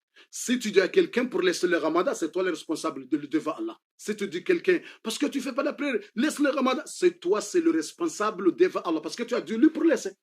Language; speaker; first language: French; non-native, fluent; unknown